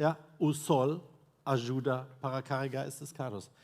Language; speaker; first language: Portuguese; non-native, fluent; German